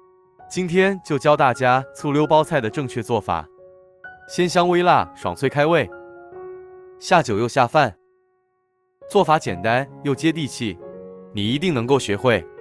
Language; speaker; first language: Chinese; native; Chinese